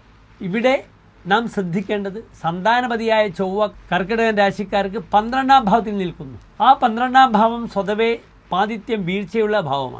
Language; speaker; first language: Malayalam; native; Malayalam